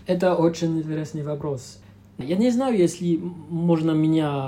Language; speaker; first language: Russian; non-native, fluent; French